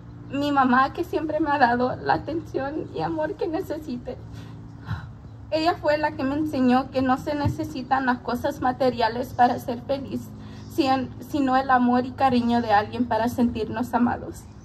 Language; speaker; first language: Spanish; early bilingual, heritage; Spanish